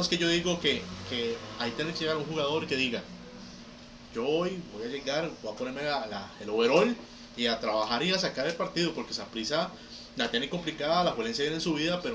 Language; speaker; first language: Spanish; native; Spanish